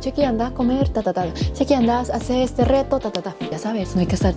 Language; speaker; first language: Spanish; native; Spanish